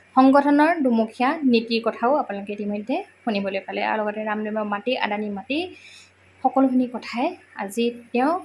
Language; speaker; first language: Assamese; native; Assamese